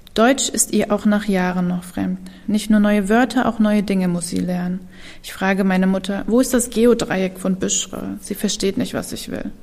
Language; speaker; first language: German; early bilingual, other home language; Kurdish